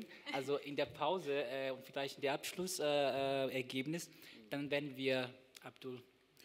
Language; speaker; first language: German; non-native, fluent; Portuguese